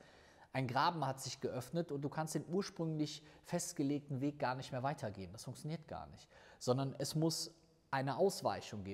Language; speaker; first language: German; native; German